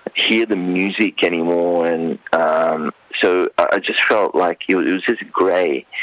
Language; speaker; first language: English; non-native, local second language; Sinhala